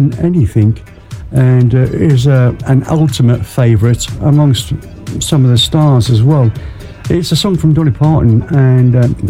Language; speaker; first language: English; native; English